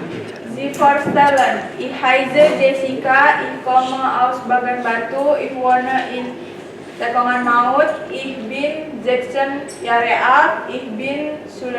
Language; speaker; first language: German; non-native, learner; Indonesian